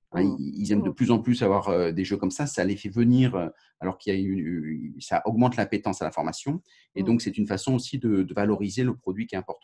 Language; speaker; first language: French; native; French